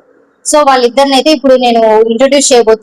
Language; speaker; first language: Telugu; native; Telugu